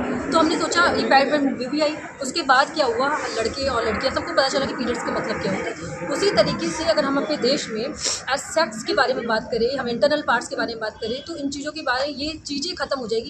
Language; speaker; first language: Hindi; native; Hindi